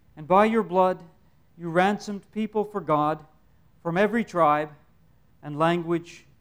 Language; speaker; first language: English; native; English